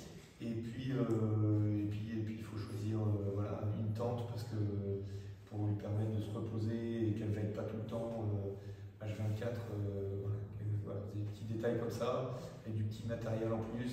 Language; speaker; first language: French; native; French